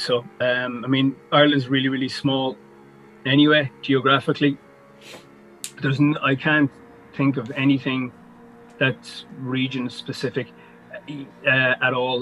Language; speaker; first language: English; native; English